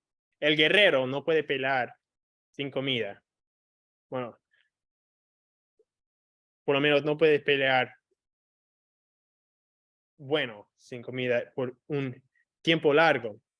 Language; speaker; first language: Spanish; non-native, fluent; English